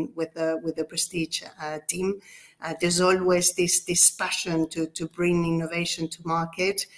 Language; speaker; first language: English; non-native, fluent; Spanish